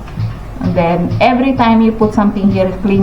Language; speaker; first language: English; non-native, local second language; Filipino